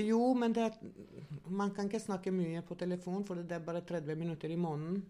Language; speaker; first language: Norwegian; non-native, fluent; Albanian